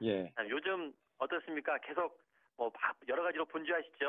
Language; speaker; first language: Korean; native; Korean